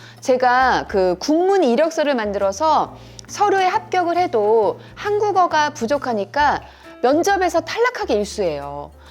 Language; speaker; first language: Korean; native; Korean